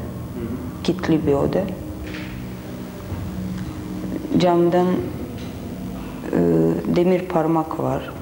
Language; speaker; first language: Turkish; non-native, learner; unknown